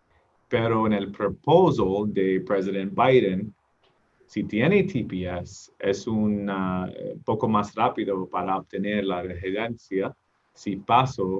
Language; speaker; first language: Spanish; non-native, learner; English